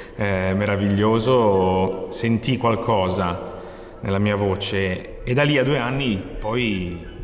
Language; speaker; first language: Italian; native; Italian